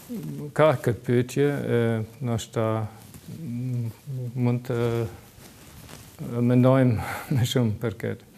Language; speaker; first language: Albanian; non-native, learner; German